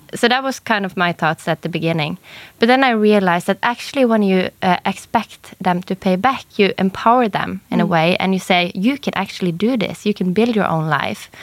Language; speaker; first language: English; non-native, fluent; Norwegian